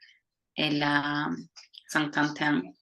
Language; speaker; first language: French; non-native, learner; Spanish